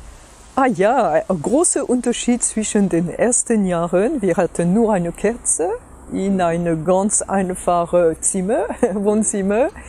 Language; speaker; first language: German; non-native, fluent; French